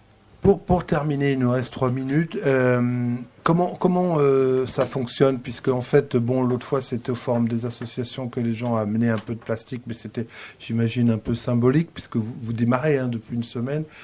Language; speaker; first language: French; native; French